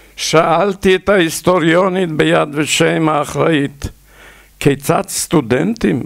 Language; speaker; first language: Hebrew; non-native, fluent; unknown